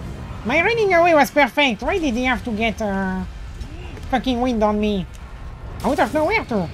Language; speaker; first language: English; non-native, fluent; French